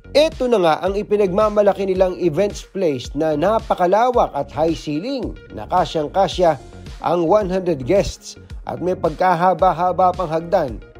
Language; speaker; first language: Filipino; native; Filipino